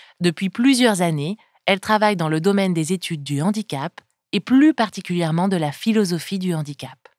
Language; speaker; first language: French; native; French